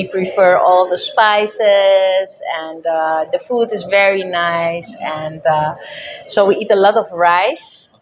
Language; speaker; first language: English; non-native, fluent; Dutch